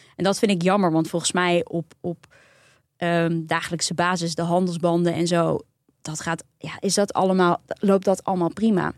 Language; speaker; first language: Dutch; early bilingual, other home language; Turkish